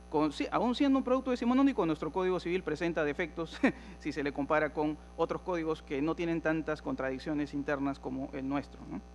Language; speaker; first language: Spanish; native; Spanish